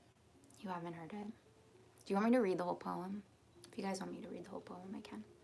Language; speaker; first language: English; native; English